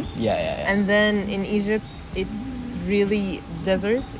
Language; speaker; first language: English; non-native, fluent; Arabic